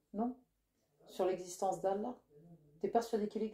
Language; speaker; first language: French; native; French